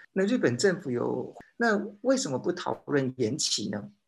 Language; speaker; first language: Chinese; native; Chinese